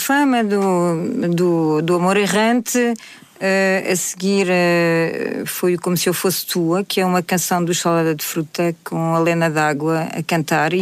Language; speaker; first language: Portuguese; native; Portuguese